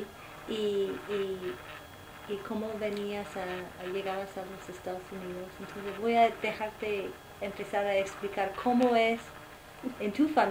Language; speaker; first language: Spanish; non-native, fluent; English